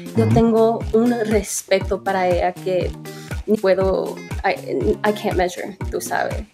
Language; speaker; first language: Spanish; early bilingual, other home language; English